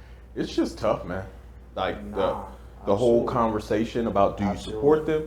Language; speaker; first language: English; native; English